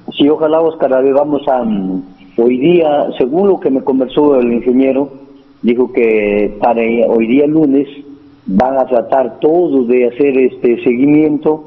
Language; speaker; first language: Spanish; native; Spanish